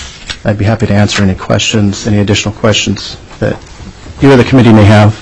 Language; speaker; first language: English; native; English